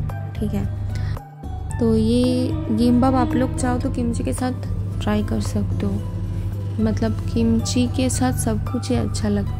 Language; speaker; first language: Hindi; non-native, local second language; Bangla